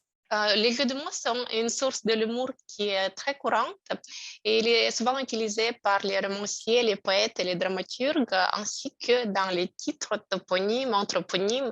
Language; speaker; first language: French; non-native, fluent; Russian